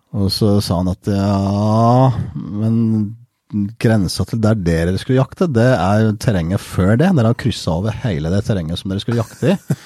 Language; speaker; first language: Norwegian; early bilingual, heritage; Norwegian